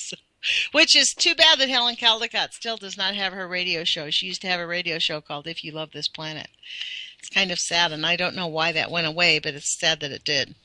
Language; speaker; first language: English; native; English